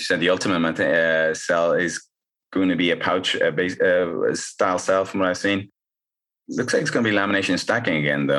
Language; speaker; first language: English; native; English